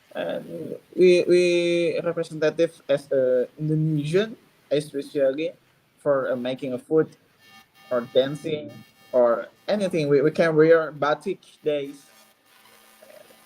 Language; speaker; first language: English; non-native, learner; Indonesian